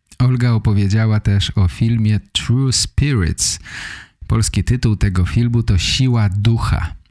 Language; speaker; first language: Polish; native; Polish